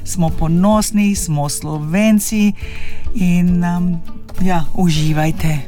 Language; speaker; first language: Slovenian; early bilingual, heritage; Slovenian